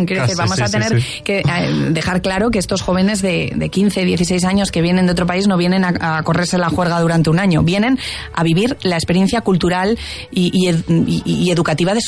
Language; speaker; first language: Spanish; native; Spanish